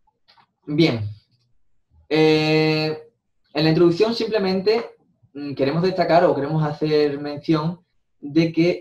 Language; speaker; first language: Spanish; native; Spanish